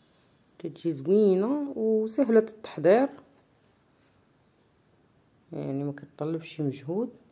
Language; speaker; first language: Arabic; native; Arabic